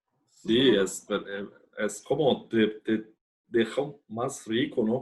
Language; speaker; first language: Spanish; non-native, fluent; Portuguese